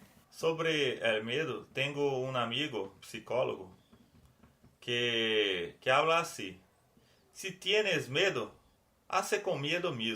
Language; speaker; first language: Spanish; non-native, learner; Portuguese